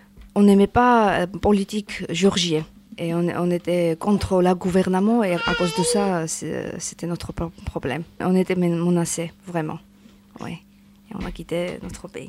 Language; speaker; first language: French; non-native, learner; Georgian